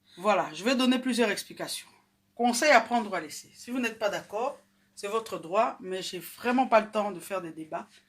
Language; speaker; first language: French; non-native, local second language; Lingala